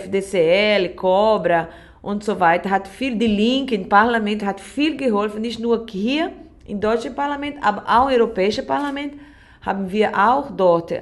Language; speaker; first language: German; non-native, learner; Portuguese